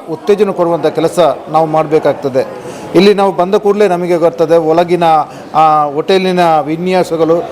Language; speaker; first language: Kannada; native; Kannada